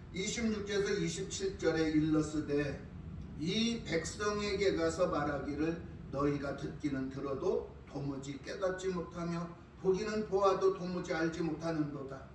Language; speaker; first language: Korean; native; Korean